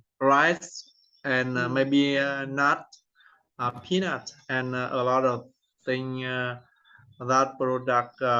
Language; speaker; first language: English; non-native, learner; Vietnamese